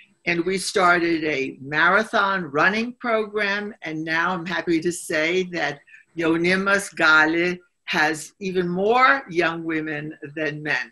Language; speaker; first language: English; native; English